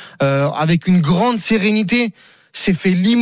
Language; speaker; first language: French; native; French